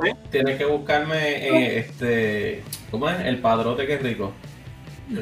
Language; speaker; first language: Spanish; native; Spanish